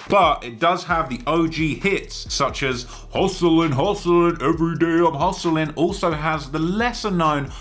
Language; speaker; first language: English; native; English